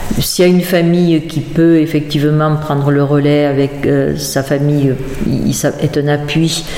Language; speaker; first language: French; native; French